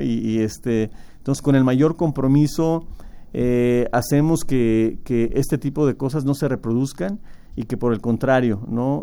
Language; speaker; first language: Spanish; native; Spanish